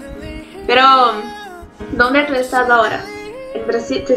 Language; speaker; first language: Spanish; non-native, learner; Portuguese